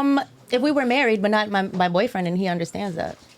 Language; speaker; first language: English; native; English